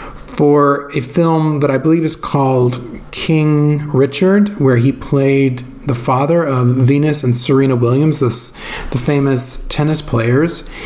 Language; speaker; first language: English; native; English